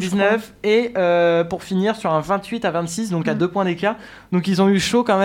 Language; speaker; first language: French; native; French